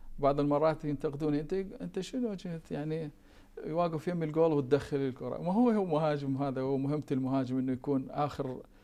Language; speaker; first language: Arabic; native; Arabic